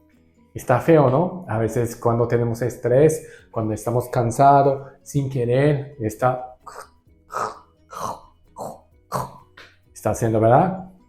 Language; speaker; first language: Spanish; non-native, learner; Japanese